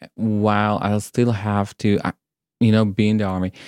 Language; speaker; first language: English; non-native, fluent; Hebrew